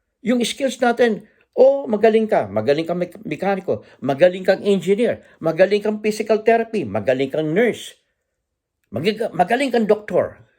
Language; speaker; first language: Filipino; native; Filipino